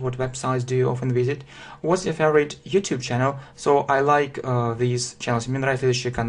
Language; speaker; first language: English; non-native, fluent; Russian